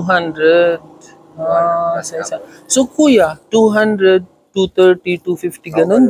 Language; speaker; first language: Filipino; non-native, learner; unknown